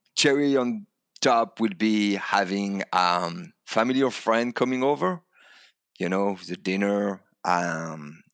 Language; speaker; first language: English; non-native, fluent; French